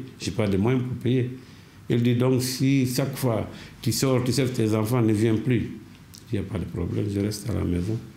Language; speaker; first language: French; non-native, learner; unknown